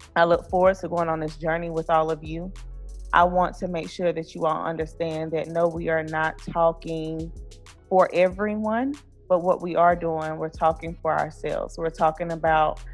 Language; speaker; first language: English; native; English